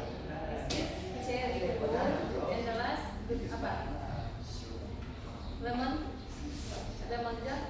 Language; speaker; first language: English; non-native, learner; Indonesian